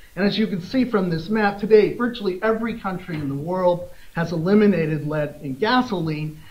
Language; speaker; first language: English; native; English